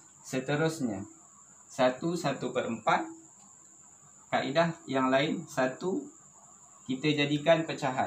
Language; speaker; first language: Malay; native; Malay